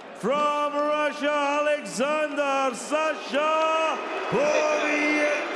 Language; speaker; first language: English; native; English